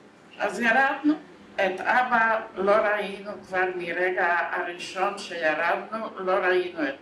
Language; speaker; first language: Hebrew; non-native, fluent; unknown